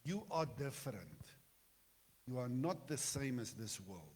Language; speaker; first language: English; non-native, local second language; Afrikaans